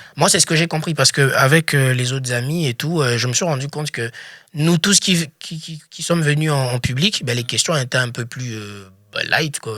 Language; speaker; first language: French; native; French